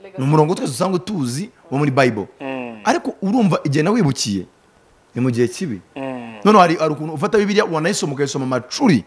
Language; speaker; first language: Kinyarwanda; early bilingual, heritage; Kinyarwanda